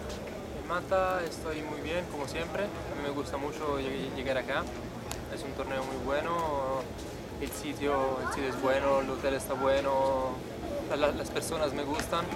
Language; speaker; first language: Spanish; non-native, learner; Italian